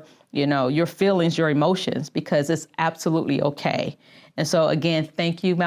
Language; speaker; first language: English; native; English